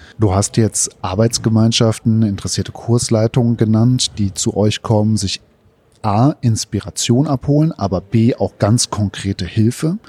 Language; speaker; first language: German; native; German